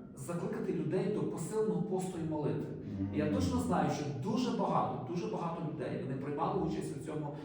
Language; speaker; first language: Ukrainian; native; Ukrainian